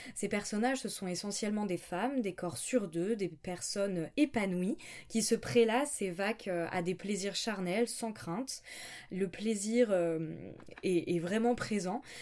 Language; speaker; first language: French; native; French